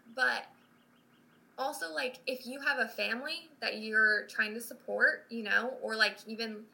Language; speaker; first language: English; native; English